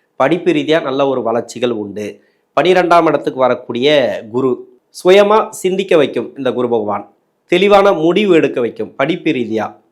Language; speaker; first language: Tamil; native; Tamil